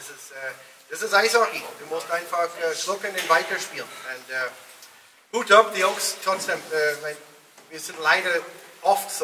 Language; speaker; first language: German; non-native, learner; English